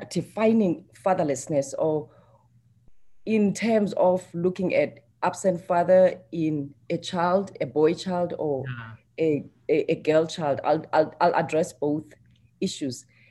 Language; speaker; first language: English; non-native, local second language; Xhosa